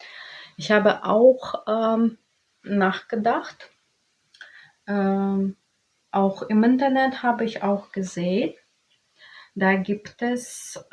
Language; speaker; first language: German; non-native, learner; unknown